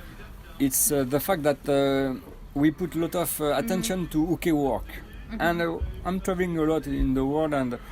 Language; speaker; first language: English; non-native, fluent; French